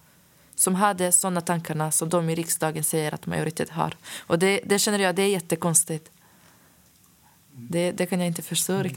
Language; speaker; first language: Swedish; non-native, fluent; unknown